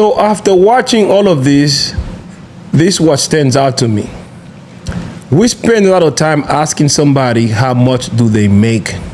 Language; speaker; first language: English; native; English